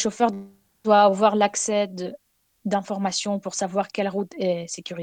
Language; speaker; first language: French; non-native, fluent; Ukrainian